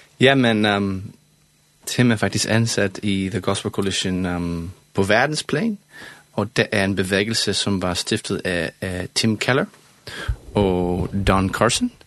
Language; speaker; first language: Danish; non-native, fluent; English